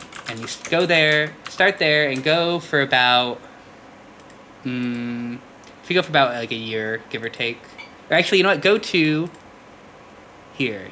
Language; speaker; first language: English; native; English